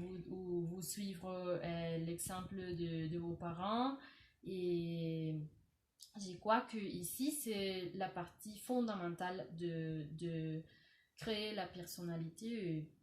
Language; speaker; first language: French; non-native, learner; Spanish